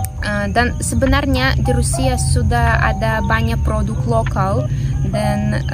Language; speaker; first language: Indonesian; non-native, fluent; Russian